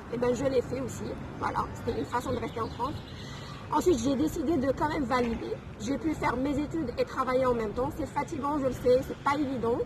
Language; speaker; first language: French; non-native, local second language; Kabyle